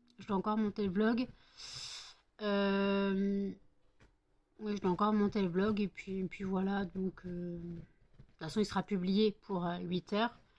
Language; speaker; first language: French; native; French